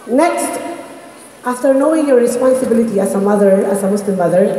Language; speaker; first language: English; non-native, local second language; Filipino